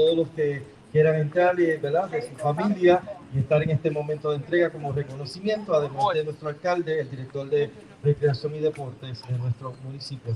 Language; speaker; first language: Spanish; native; Spanish